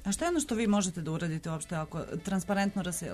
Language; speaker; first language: Serbian; native; Serbian